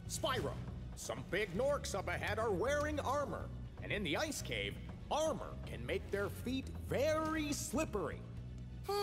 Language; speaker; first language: English; native; English